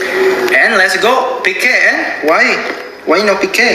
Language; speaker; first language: English; non-native, learner; Indonesian